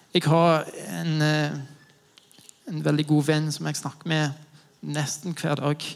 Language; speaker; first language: Norwegian; non-native, fluent; English